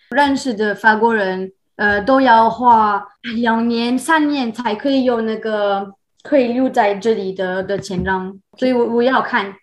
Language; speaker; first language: Chinese; non-native, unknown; French